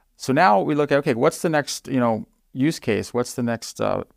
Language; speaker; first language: English; native; English